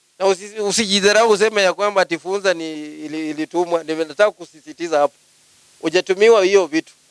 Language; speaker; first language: Swahili; non-native, local second language; Luyia